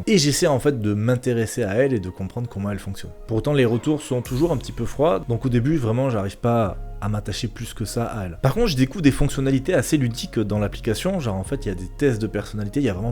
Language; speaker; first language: French; native; French